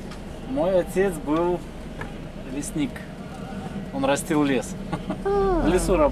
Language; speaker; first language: Russian; native; Russian